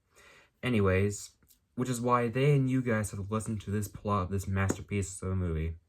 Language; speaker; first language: English; native; English